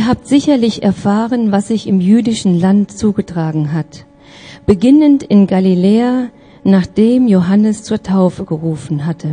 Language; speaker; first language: German; native; German